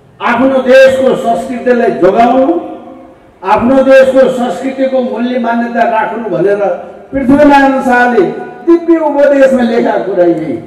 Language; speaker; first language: Nepali; non-native, local second language; Newari